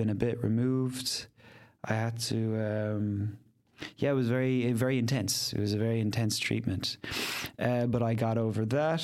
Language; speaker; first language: English; native; English